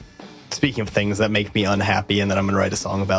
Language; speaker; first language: English; native; English